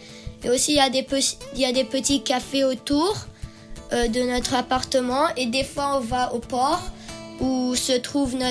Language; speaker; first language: French; early bilingual, heritage; French